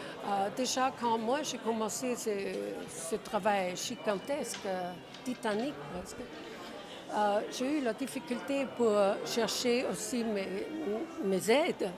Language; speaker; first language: French; non-native, fluent; Czech